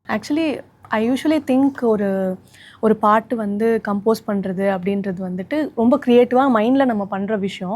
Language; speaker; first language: Tamil; native; Tamil